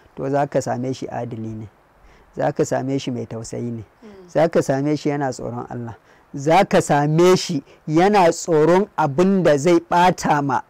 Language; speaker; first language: Hausa; non-native, local second language; Fula